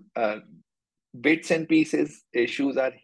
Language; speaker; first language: English; non-native, local second language; Hindi